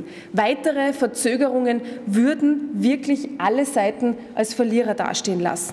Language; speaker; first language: German; native; German